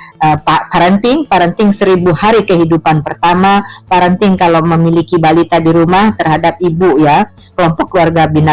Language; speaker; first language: Indonesian; native; Indonesian